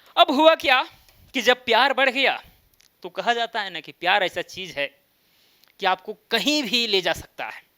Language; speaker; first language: Hindi; native; Hindi